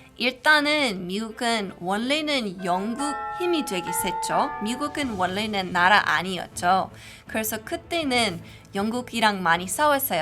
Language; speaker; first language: Korean; non-native, fluent; English